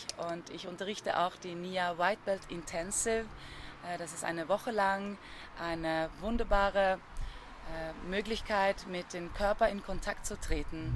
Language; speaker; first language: German; non-native, fluent; Swedish